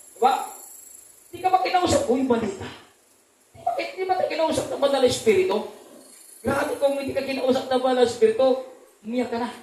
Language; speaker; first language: Filipino; non-native, local second language; Cebuano